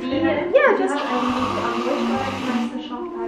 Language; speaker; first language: German; non-native, learner; Ukrainian